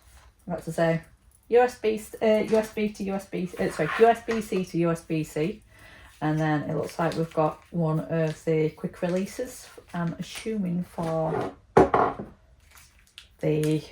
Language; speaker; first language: English; native; English